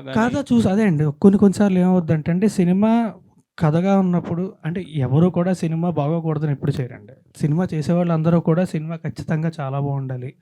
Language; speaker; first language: Telugu; native; Telugu